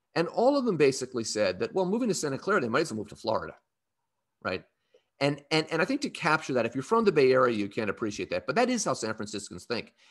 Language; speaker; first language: English; native; English